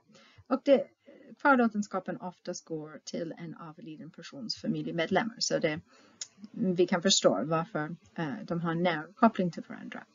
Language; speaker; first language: Swedish; non-native, fluent; English